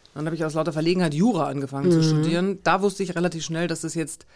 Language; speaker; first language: German; native; German